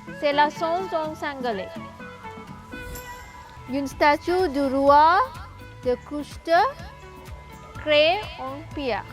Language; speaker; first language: French; non-native, local second language; Sinhala